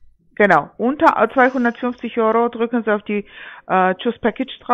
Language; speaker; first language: German; non-native, fluent; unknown